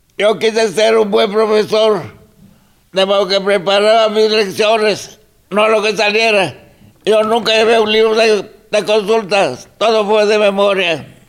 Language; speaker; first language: Spanish; non-native, local second language; Zapotec